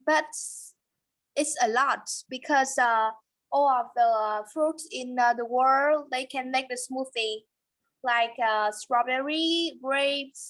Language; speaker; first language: English; non-native, learner; Vietnamese